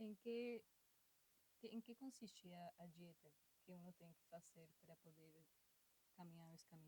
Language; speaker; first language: Portuguese; non-native, fluent; Spanish